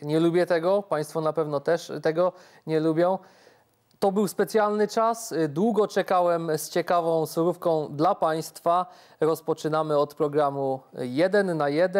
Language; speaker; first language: Polish; native; Polish